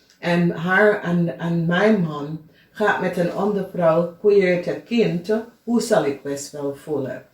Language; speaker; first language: Dutch; non-native, fluent; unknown